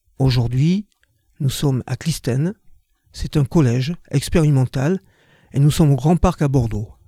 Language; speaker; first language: French; native; French